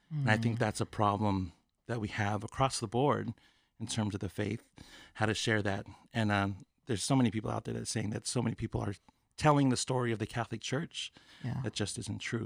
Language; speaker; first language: English; native; English